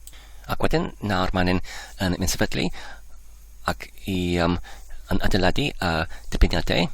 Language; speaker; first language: Welsh; non-native, learner; English